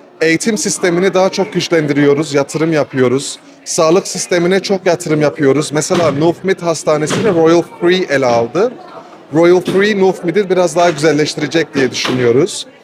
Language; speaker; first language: Turkish; early bilingual, other home language; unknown